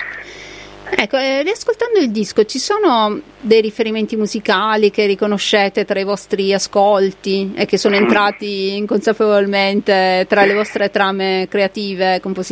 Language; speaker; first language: Italian; native; Italian